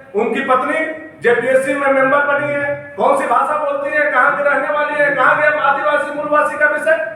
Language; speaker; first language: Hindi; native; Hindi